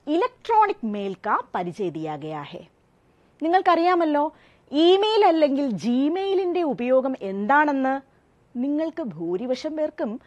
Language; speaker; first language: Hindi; non-native, local second language; Malayalam